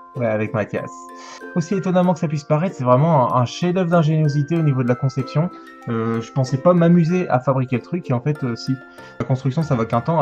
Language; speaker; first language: French; native; French